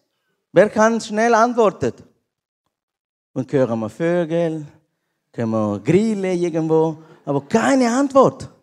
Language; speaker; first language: German; non-native, learner; Spanish